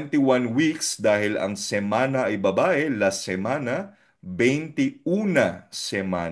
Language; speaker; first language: Spanish; non-native, fluent; Filipino